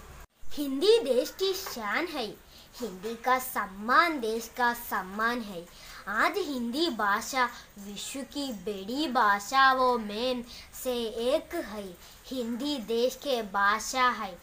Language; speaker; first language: Hindi; non-native, local second language; Malayalam